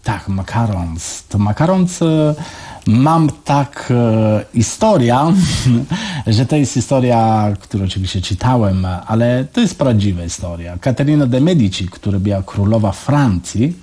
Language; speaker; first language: Polish; non-native, learner; Italian